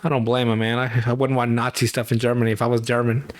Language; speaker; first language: English; native; English